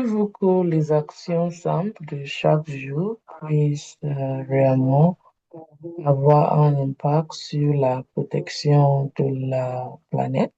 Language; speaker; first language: French; non-native, learner; Igbo